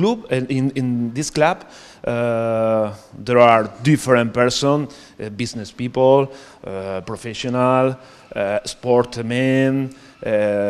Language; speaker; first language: English; non-native, learner; Spanish